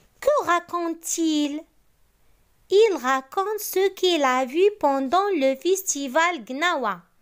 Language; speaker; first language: French; non-native, local second language; Arabic